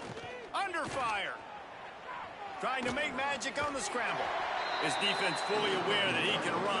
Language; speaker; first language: English; native; English